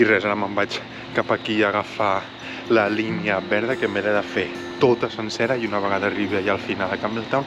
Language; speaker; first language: Catalan; native; Catalan